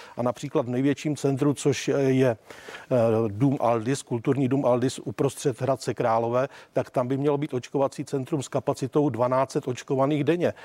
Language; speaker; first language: Czech; native; Czech